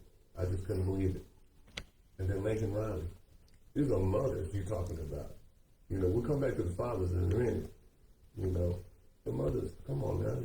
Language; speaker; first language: English; native; English